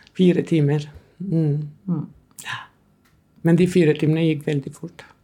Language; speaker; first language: Norwegian; non-native, fluent; Albanian